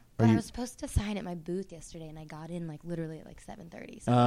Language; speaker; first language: English; native; English